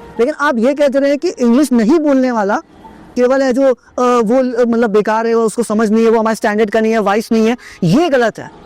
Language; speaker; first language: Hindi; native; Hindi